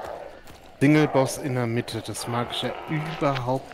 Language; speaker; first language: German; native; German